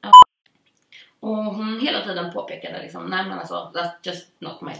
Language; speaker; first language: Swedish; native; Swedish